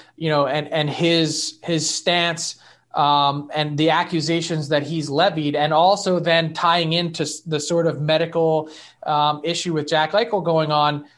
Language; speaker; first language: English; native; English